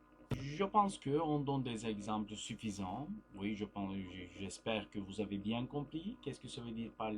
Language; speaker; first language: French; non-native, fluent; Turkish